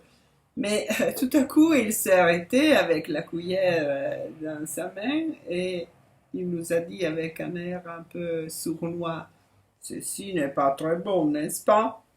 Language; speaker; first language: French; non-native, fluent; Italian